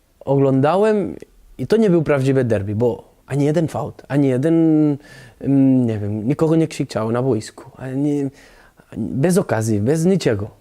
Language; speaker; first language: Polish; non-native, learner; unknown